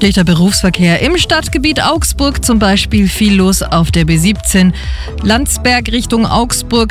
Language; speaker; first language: German; native; German